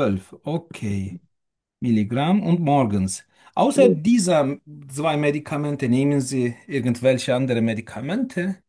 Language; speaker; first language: German; non-native, fluent; Turkish